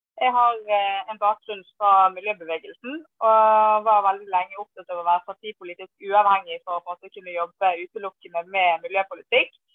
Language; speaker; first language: Norwegian; native; Norwegian